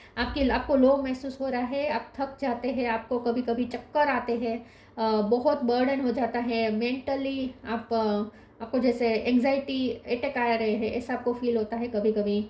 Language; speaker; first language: Hindi; non-native, local second language; Gujarati